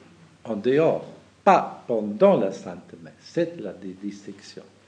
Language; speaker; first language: French; non-native, fluent; German